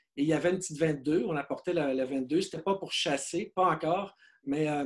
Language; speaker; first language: French; native; French